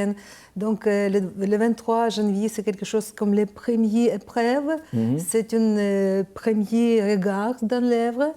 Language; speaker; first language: French; non-native, learner; Ukrainian